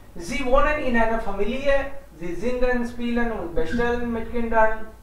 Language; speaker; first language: German; non-native, fluent; Hindi